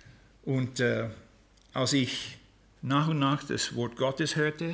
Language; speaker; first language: German; non-native, fluent; English